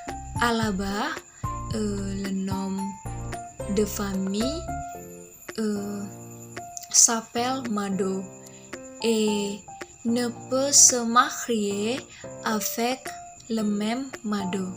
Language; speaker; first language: French; non-native, learner; Indonesian